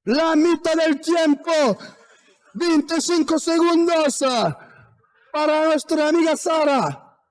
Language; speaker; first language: Spanish; non-native, learner; French